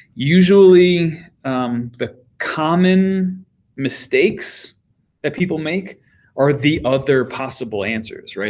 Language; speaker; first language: English; native; English